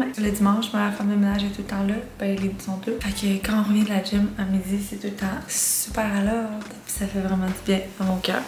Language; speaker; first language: French; native; French